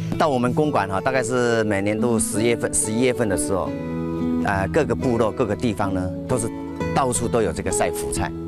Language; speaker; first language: Chinese; non-native, local second language; Hakka Chinese